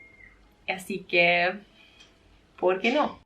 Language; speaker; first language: Spanish; non-native, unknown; English